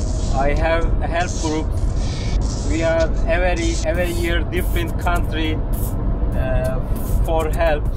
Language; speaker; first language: English; non-native, learner; Turkish